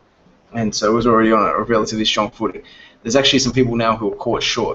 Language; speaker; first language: English; native; English